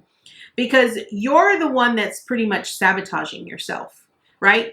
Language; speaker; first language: English; native; English